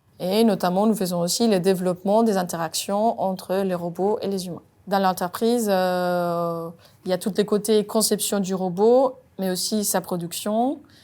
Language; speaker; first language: French; non-native, fluent; Spanish